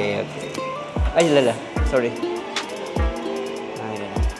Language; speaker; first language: Filipino; native; Filipino